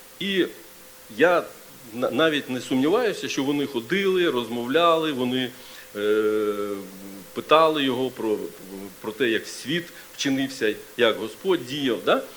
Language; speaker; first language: Ukrainian; non-native, local second language; Russian